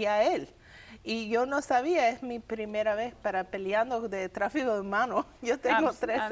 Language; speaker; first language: Spanish; early bilingual, heritage; English